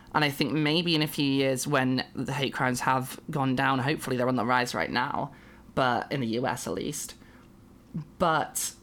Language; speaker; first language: English; native; English